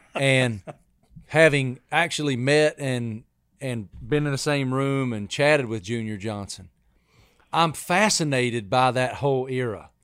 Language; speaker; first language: English; native; English